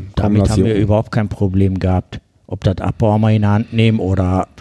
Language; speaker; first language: German; early bilingual, other home language; Turkish